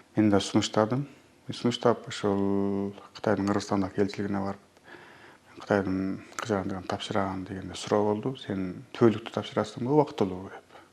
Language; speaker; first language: Kyrgyz; early bilingual, heritage; Kyrgyz